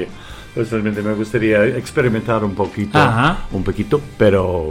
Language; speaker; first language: Spanish; non-native, fluent; English